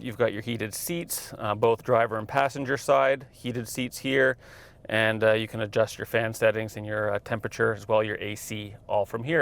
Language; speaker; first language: English; native; English